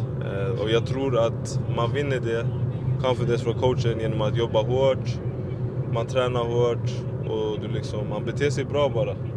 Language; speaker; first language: Swedish; native; Swedish